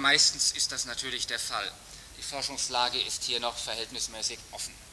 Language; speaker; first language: German; native; German